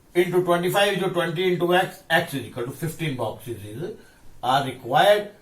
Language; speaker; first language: English; non-native, local second language; Punjabi